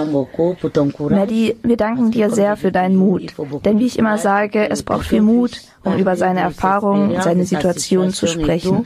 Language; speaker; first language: German; non-native, fluent; French